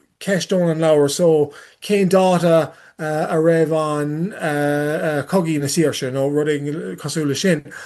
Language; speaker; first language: Irish; non-native, learner; English